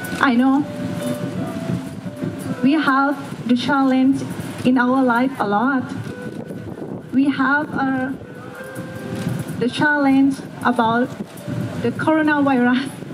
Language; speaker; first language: English; non-native, learner; Thai